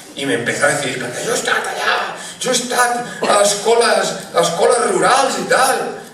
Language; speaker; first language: Catalan; non-native, local second language; Spanish